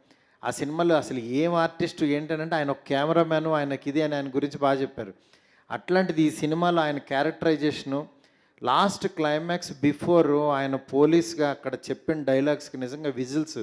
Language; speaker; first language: Telugu; native; Telugu